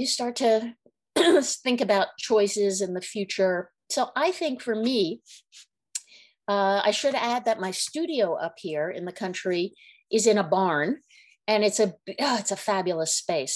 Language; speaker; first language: English; native; English